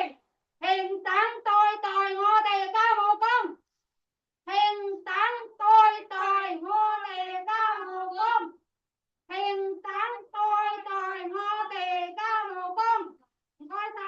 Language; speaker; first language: Cantonese; non-native, fluent; Thai